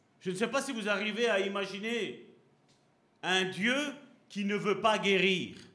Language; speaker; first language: French; native; French